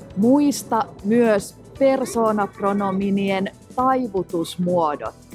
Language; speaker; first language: Finnish; native; Finnish